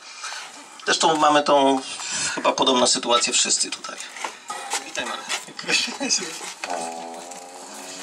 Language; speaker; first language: Polish; native; Polish